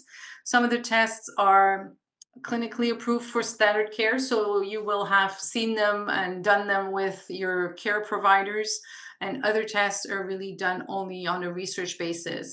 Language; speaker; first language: English; non-native, local second language; French